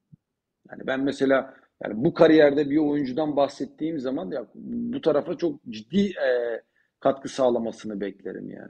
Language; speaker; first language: Turkish; native; Turkish